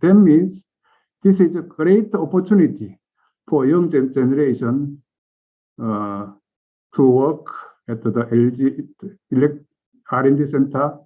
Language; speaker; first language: English; non-native, learner; Korean